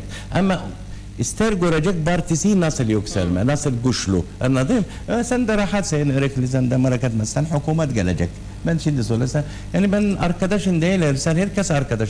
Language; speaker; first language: Turkish; non-native, learner; Arabic